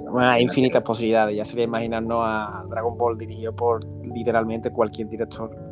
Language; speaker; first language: Spanish; native; Spanish